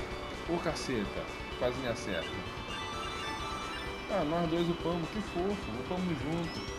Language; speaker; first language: Portuguese; native; Portuguese